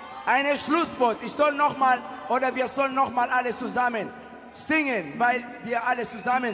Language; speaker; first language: German; non-native, fluent; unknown